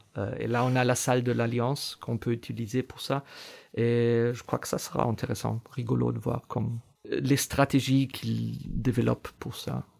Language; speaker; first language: French; non-native, fluent; German